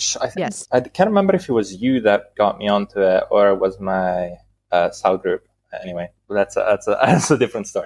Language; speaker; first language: English; non-native, fluent; Italian